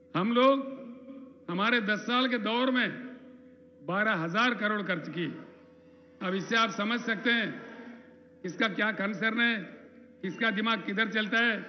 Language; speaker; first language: Hindi; non-native, local second language; Telugu